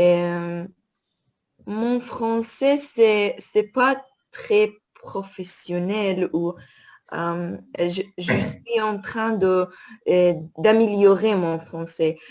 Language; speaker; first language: French; non-native, fluent; Arabic